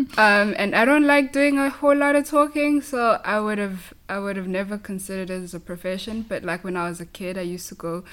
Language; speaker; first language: English; non-native, local second language; Zulu